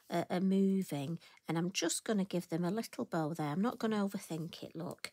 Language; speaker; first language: English; native; English